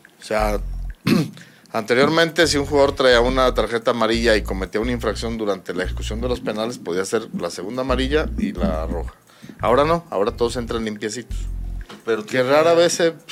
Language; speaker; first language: Spanish; native; Spanish